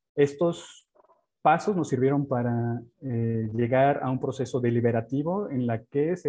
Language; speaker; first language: Spanish; native; Spanish